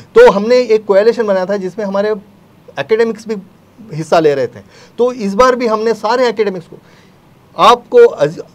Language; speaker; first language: Hindi; native; Hindi